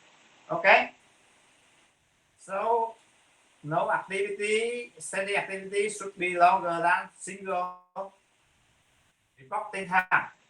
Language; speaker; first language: English; non-native, fluent; Vietnamese